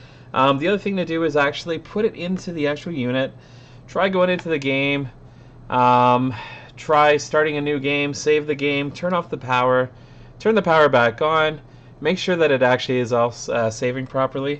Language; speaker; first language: English; native; English